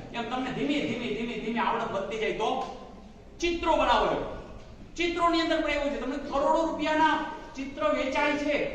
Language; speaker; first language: Gujarati; native; Gujarati